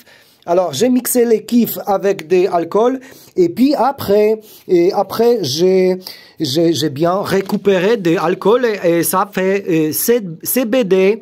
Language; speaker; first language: French; non-native, learner; Polish